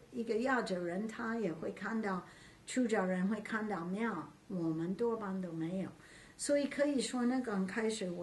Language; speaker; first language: Chinese; non-native, fluent; English